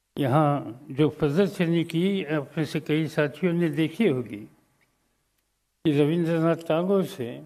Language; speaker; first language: Hindi; non-native, local second language; Marathi